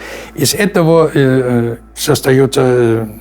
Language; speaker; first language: Russian; non-native, fluent; German